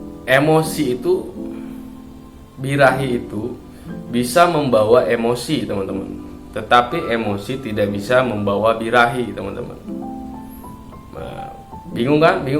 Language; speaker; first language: Indonesian; native; Indonesian